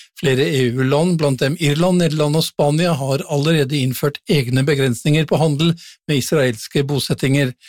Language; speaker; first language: Norwegian; native; Norwegian